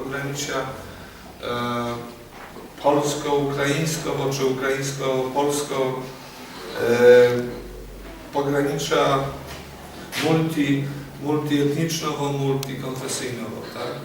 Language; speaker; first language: Polish; non-native, learner; Ukrainian